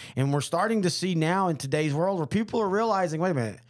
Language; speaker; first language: English; native; English